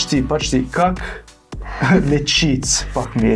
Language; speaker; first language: Russian; non-native, fluent; English